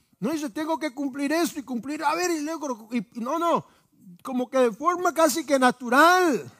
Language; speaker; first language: Spanish; native; Spanish